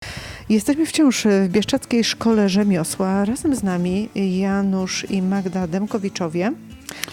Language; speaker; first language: Polish; native; Polish